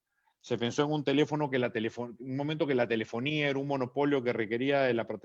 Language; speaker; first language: Spanish; native; Spanish